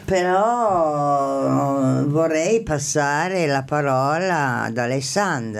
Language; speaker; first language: Italian; native; Italian